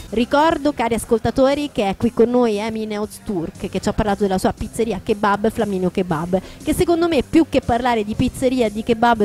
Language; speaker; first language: Italian; native; Italian